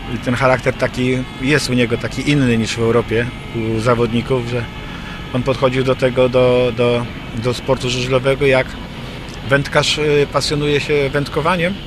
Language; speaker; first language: Polish; native; Polish